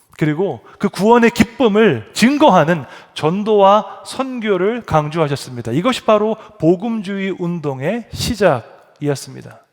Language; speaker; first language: Korean; native; Korean